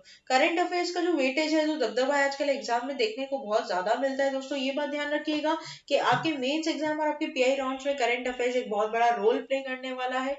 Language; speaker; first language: Hindi; native; Hindi